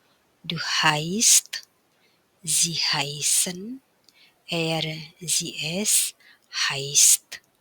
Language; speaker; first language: German; non-native, fluent; Indonesian